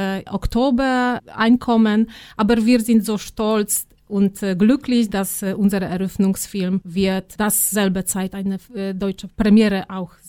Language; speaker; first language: German; non-native, fluent; Polish